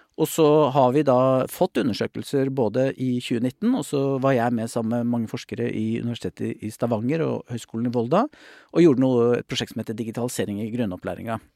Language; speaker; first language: Norwegian; native; Norwegian